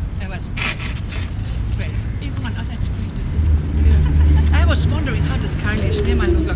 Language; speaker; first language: English; non-native, fluent; German